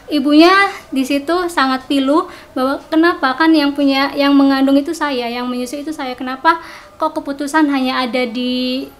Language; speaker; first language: Indonesian; non-native, local second language; Sundanese